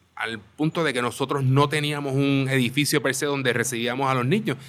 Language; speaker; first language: Spanish; native; Spanish